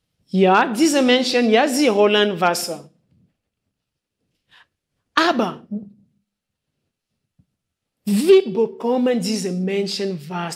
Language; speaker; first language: German; non-native, fluent; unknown